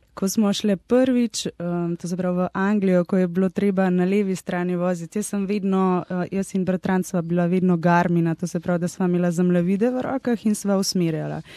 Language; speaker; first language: Slovenian; native; Slovenian